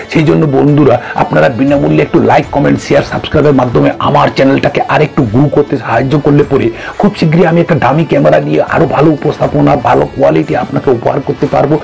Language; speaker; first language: Bangla; non-native, local second language; Kok Borok